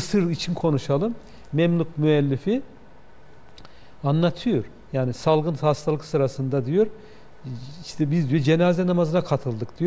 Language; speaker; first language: Turkish; native; Turkish